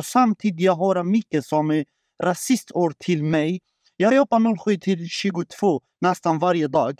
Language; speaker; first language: Swedish; non-native, learner; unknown